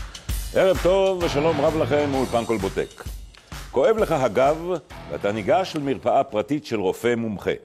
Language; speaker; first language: Hebrew; native; Hebrew